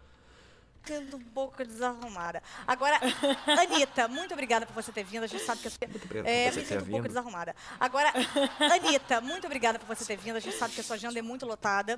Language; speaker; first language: Portuguese; native; Portuguese